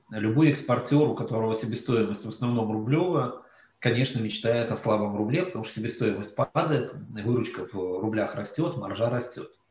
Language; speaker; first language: Russian; native; Russian